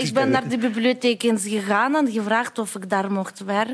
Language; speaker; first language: Dutch; non-native, fluent; Russian